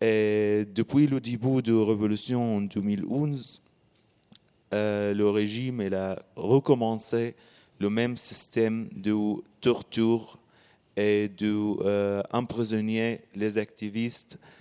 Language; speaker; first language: French; non-native, learner; Arabic